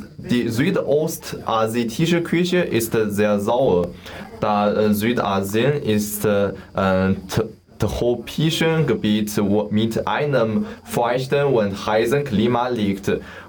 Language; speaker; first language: German; non-native, learner; Chinese